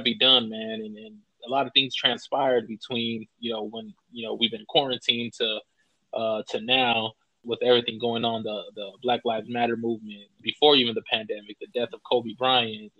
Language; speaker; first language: English; native; English